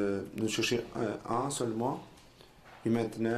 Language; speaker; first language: French; non-native, learner; Portuguese